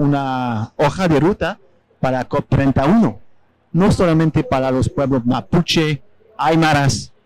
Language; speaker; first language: Spanish; non-native, fluent; French